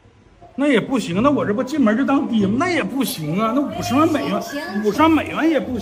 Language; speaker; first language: Chinese; native; Chinese